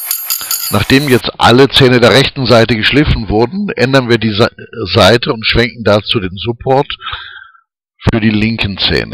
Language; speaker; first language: German; native; German